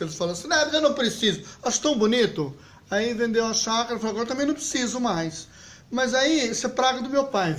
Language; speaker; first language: Portuguese; native; Portuguese